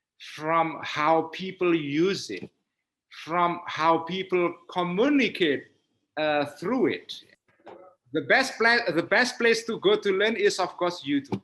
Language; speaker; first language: English; non-native, fluent; Indonesian